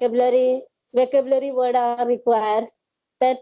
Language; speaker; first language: English; non-native, learner; Hindi